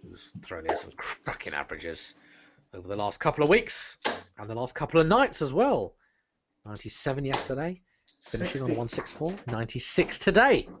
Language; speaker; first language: English; native; English